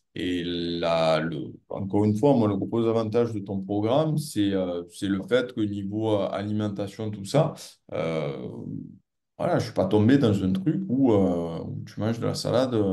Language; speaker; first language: French; native; French